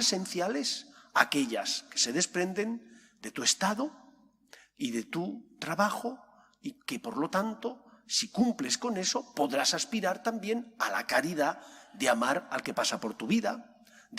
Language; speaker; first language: Spanish; native; Spanish